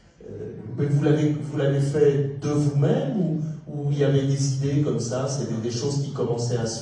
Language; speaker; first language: French; native; French